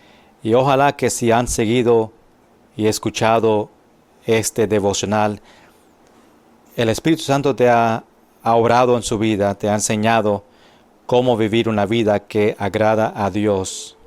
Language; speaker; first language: Spanish; non-native, fluent; English